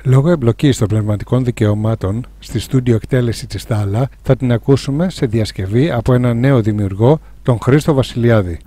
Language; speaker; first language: Greek; native; Greek